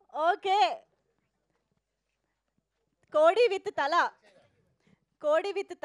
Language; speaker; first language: Telugu; native; Telugu